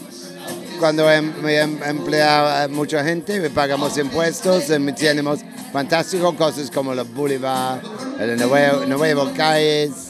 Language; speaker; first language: Spanish; non-native, learner; English